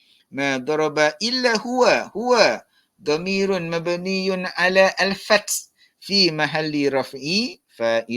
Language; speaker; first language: Arabic; non-native, fluent; Malay